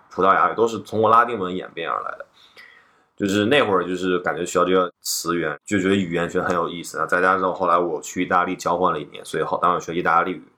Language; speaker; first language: Chinese; native; Chinese